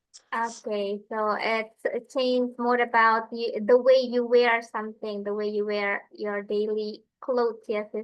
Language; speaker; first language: English; non-native, learner; Indonesian